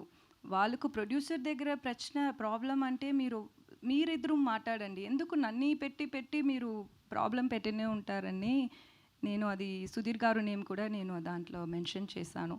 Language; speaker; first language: Telugu; non-native, learner; Tamil